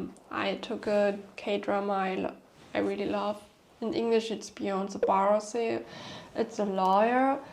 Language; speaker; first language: English; non-native, fluent; German